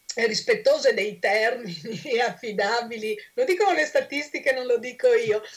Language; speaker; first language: Italian; native; Italian